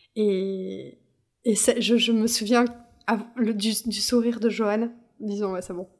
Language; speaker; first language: French; native; French